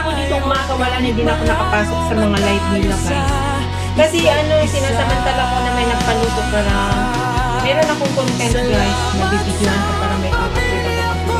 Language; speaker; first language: Filipino; native; Filipino